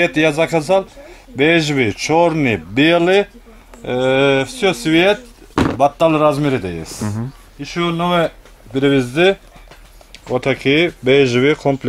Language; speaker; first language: Russian; non-native, learner; Turkish